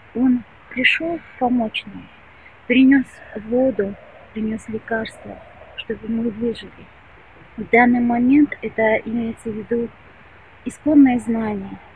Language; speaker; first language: Russian; non-native, local second language; Kazakh